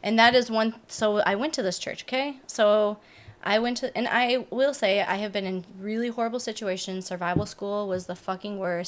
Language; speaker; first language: English; native; English